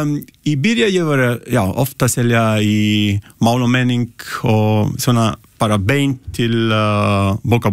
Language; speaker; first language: Icelandic; non-native, learner; Italian